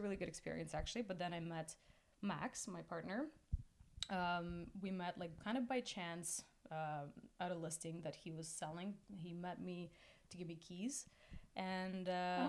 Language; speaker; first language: English; non-native, fluent; Russian